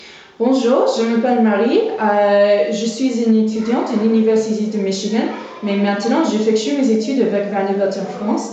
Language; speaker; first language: French; non-native, fluent; English